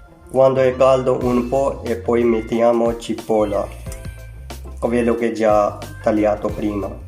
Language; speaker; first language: Italian; non-native, learner; Urdu